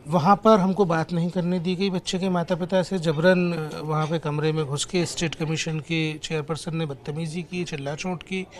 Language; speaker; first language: Hindi; native; Hindi